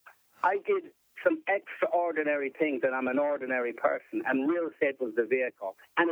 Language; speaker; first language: English; native; English